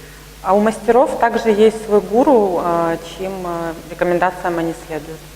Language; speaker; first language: Russian; native; Russian